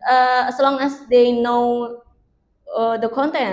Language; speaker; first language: English; non-native, learner; Indonesian